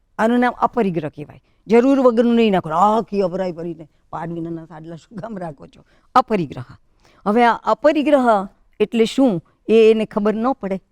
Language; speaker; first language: Gujarati; native; Gujarati